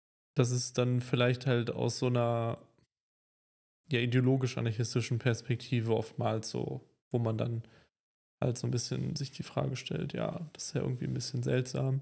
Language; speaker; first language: German; native; German